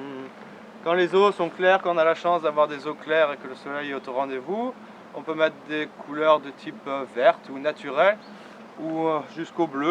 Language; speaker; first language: French; native; French